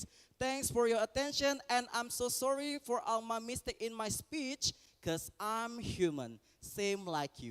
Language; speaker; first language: English; non-native, learner; Indonesian